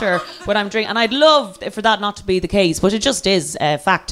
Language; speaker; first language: English; native; English